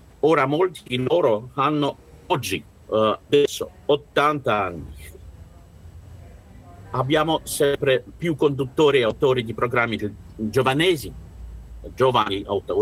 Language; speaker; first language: Italian; non-native, learner; Russian